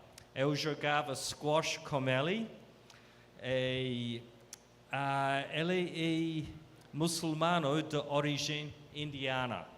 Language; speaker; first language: Portuguese; non-native, fluent; English